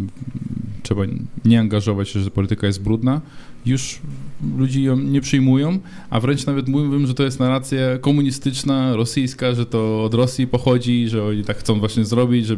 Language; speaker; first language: Polish; non-native, fluent; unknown